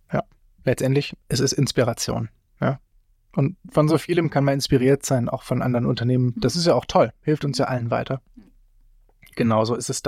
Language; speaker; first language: German; native; German